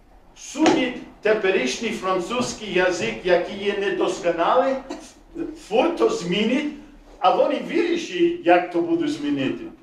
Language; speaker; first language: Ukrainian; non-native, learner; English